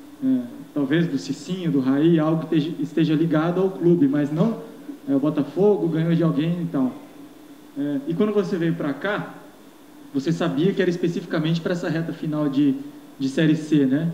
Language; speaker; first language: Portuguese; native; Portuguese